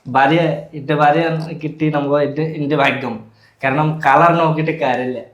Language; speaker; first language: Malayalam; non-native, learner; Hindi